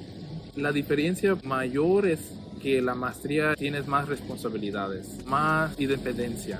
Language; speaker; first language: Spanish; early bilingual, heritage; Spanish